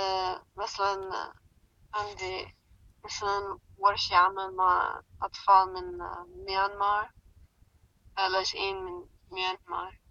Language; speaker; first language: Arabic; early bilingual, heritage; English